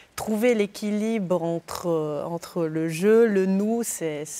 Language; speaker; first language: French; native; French